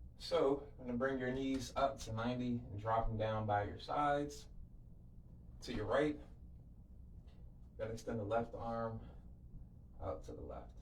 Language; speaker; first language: English; native; English